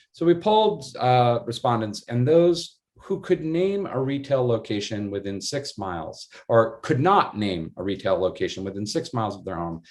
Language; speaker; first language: English; native; English